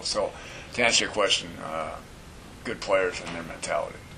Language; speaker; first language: English; native; English